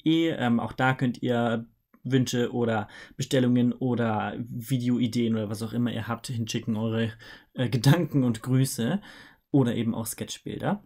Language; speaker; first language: German; native; German